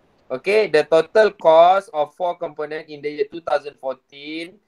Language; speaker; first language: English; non-native, local second language; Malay